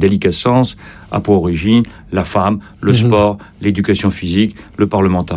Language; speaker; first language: French; native; French